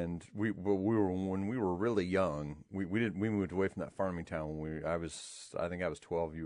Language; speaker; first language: English; native; English